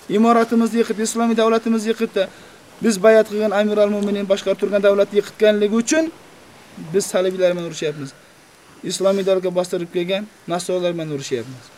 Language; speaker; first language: Uzbek; native; Uzbek